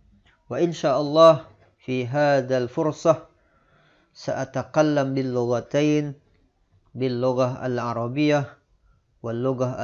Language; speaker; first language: Arabic; non-native, fluent; Indonesian